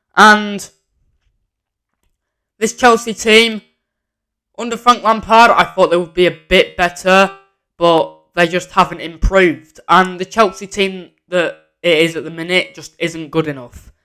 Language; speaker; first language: English; native; English